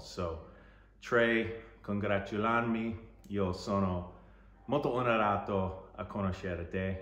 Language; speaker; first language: Italian; non-native, learner; English